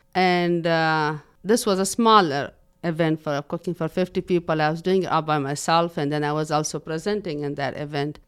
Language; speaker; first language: English; non-native, fluent; Persian